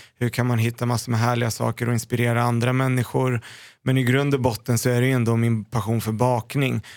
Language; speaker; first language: Swedish; early bilingual, other home language; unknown